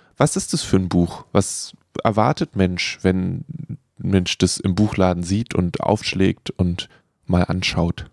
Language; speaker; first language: German; native; German